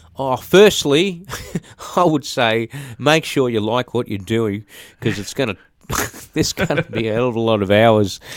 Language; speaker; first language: English; native; English